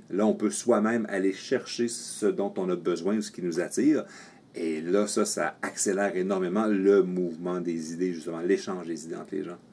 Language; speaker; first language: French; native; French